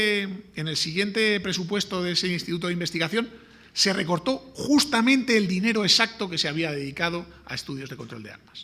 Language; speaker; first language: Spanish; native; Spanish